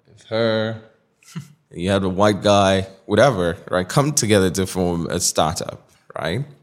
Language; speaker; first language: English; non-native, local second language; Igbo